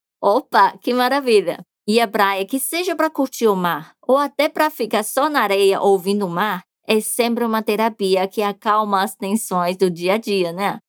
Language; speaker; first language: Portuguese; non-native, fluent; Chinese